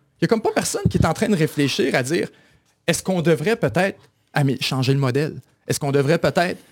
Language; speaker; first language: French; native; French